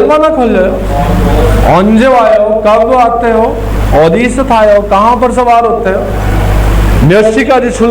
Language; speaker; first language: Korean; non-native, fluent; Urdu